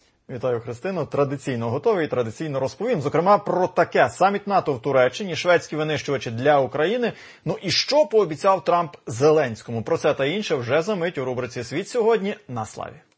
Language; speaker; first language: Ukrainian; native; Ukrainian